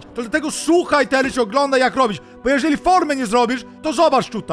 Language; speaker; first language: Polish; non-native, learner; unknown